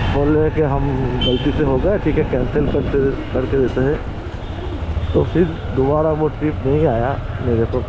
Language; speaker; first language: Hindi; non-native, local second language; Bangla